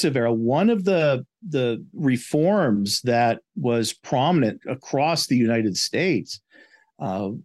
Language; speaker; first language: English; native; English